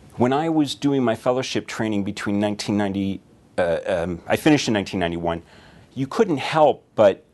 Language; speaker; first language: English; native; English